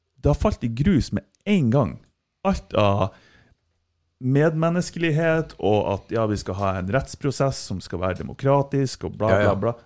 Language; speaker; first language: Norwegian; native; Norwegian